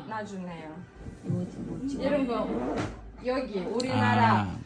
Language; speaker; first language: Korean; non-native, learner; Kazakh